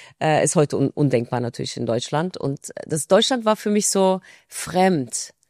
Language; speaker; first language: German; non-native, fluent; Turkish